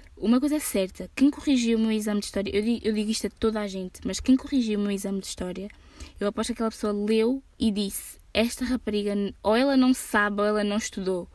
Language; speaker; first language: Portuguese; early bilingual, heritage; Portuguese